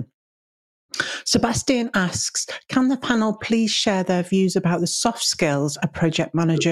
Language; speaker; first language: English; native; English